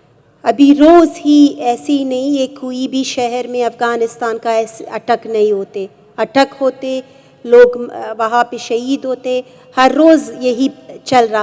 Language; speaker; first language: Hindi; non-native, fluent; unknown